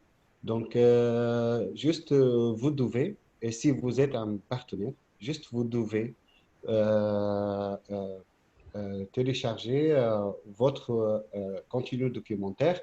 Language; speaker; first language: French; non-native, fluent; Arabic